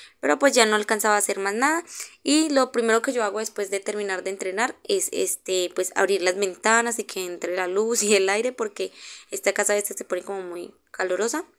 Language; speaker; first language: Spanish; native; Spanish